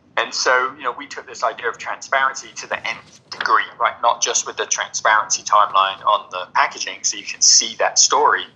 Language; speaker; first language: English; native; English